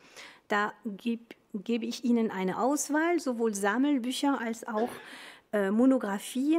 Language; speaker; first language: German; non-native, fluent; French